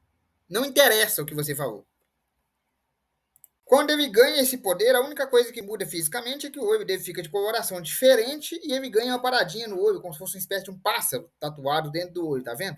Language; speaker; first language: Portuguese; native; Portuguese